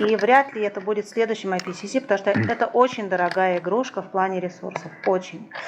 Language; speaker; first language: Russian; native; Russian